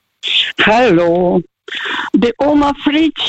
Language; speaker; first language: German; non-native, fluent; Russian